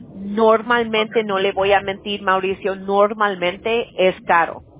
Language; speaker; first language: Spanish; early bilingual, other home language; English